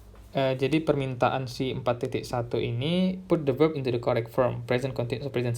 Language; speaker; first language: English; non-native, fluent; Indonesian